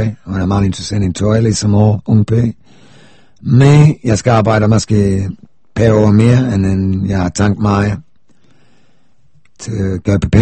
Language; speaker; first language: Danish; non-native, fluent; English